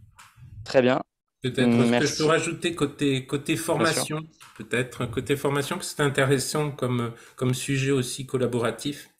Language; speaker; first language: French; native; French